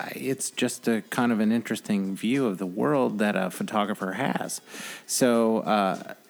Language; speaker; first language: English; native; English